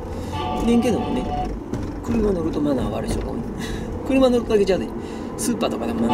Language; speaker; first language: Japanese; native; Japanese